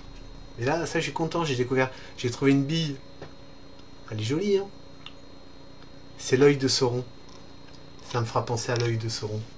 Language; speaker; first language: French; native; French